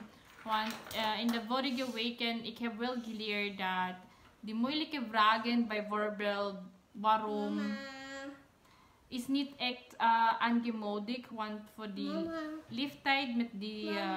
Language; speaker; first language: Dutch; non-native, learner; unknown